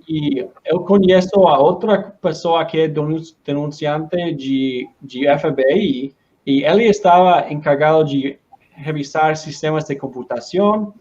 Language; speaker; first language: Portuguese; non-native, learner; Spanish